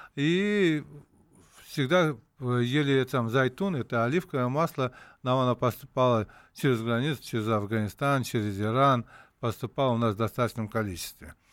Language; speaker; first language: Russian; non-native, local second language; Uzbek